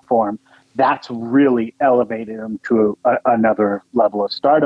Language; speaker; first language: English; native; English